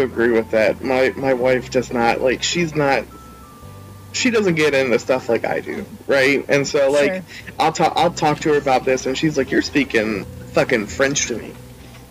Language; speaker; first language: English; native; English